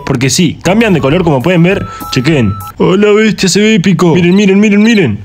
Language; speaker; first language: Spanish; native; Spanish